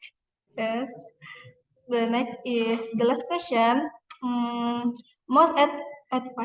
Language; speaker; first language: English; non-native, learner; Indonesian